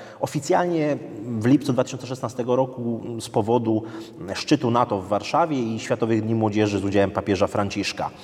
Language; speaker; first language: Polish; native; Polish